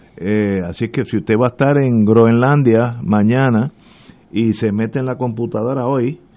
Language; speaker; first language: Spanish; early bilingual, heritage; Spanish